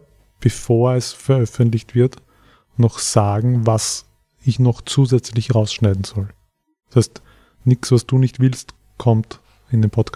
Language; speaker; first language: German; native; German